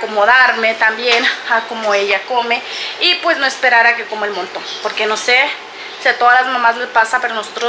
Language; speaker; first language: Spanish; native; Spanish